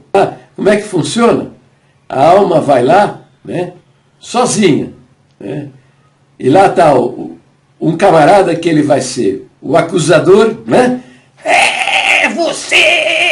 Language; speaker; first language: Portuguese; native; Portuguese